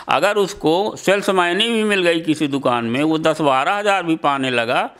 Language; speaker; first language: Hindi; native; Hindi